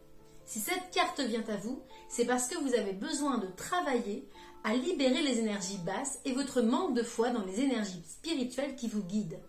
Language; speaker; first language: French; native; French